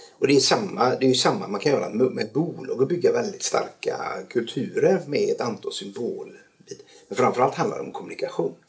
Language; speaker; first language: Swedish; native; Swedish